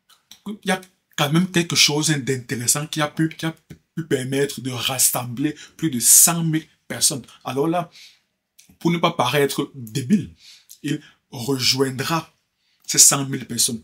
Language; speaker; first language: French; native; French